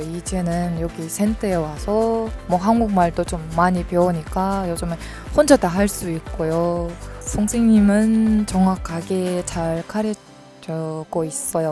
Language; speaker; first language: Korean; non-native, learner; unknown